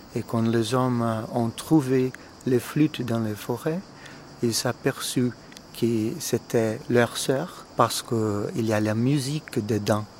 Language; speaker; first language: French; non-native, fluent; Portuguese